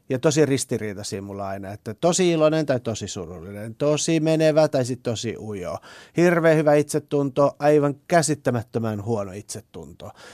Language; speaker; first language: Finnish; early bilingual, other home language; Persian